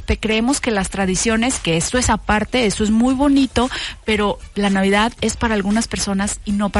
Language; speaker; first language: Spanish; native; Spanish